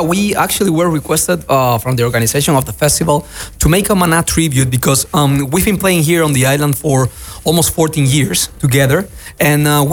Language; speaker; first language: English; non-native, fluent; Spanish